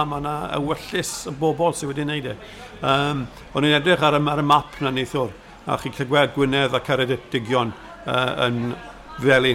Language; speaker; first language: Welsh; native; Welsh